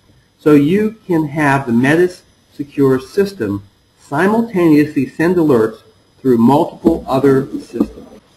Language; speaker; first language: English; native; English